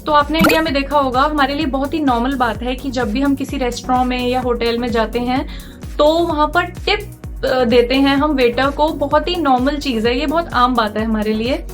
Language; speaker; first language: Hindi; native; Hindi